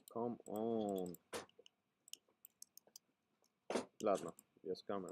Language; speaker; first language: Russian; non-native, learner; Spanish